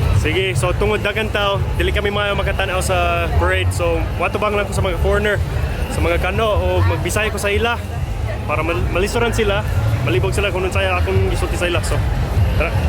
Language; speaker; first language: Cebuano; non-native, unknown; English